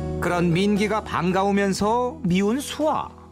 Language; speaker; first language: Korean; native; Korean